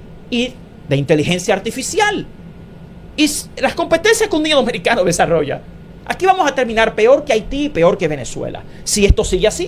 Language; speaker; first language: Spanish; native; Spanish